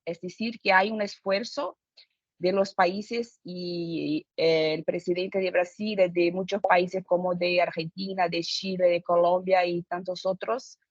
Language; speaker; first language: Spanish; non-native, fluent; Portuguese